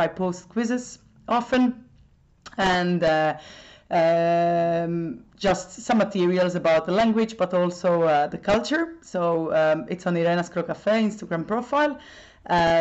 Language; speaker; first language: English; non-native, fluent; Croatian